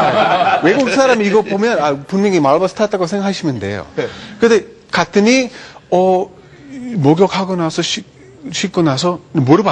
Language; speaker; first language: Korean; non-native, fluent; English